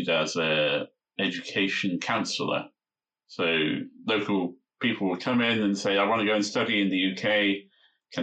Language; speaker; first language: English; native; English